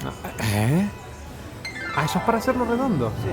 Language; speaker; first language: Spanish; native; Spanish